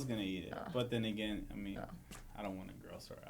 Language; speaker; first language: English; native; English